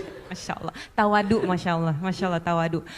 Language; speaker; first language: Indonesian; native; Indonesian